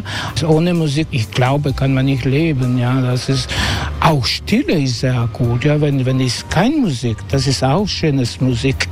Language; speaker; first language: German; non-native, learner; Croatian